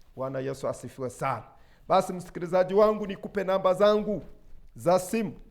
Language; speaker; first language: Swahili; non-native, local second language; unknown